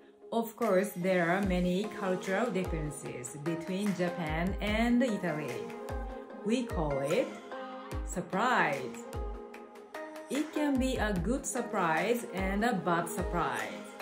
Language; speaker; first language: English; non-native, fluent; Japanese